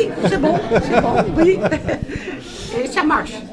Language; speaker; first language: French; non-native, fluent; Dutch